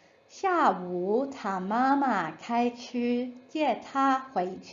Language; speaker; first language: Chinese; non-native, fluent; English